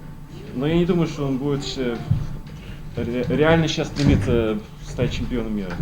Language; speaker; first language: Russian; native; Russian